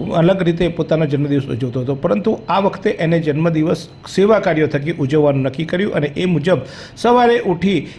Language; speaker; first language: Gujarati; native; Gujarati